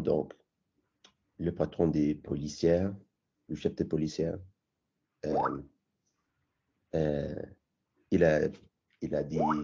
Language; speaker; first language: French; non-native, learner; English